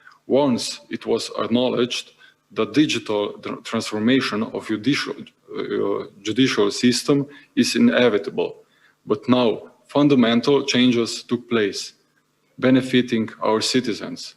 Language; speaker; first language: English; non-native, fluent; Slovenian